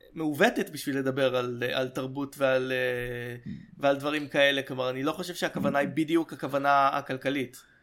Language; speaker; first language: Hebrew; native; Hebrew